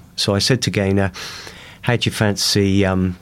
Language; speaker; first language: English; native; English